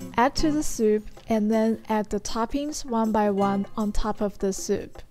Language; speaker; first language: English; non-native, fluent; Chinese